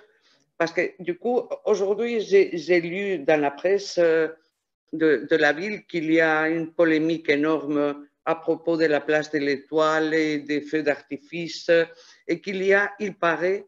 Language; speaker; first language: French; non-native, fluent; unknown